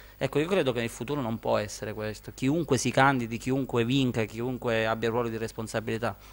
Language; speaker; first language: Italian; native; Italian